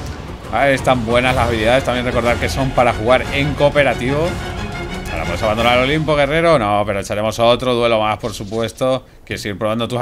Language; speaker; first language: Spanish; native; Spanish